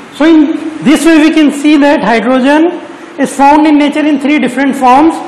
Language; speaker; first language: English; non-native, local second language; Urdu